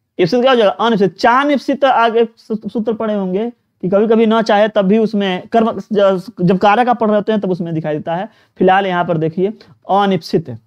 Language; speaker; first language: Hindi; native; Hindi